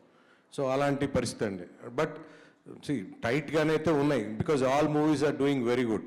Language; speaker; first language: Telugu; native; Telugu